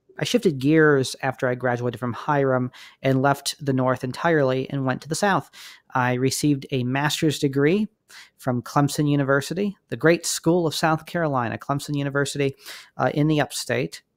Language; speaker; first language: English; native; English